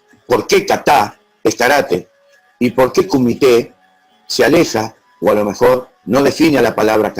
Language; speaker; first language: Spanish; native; Spanish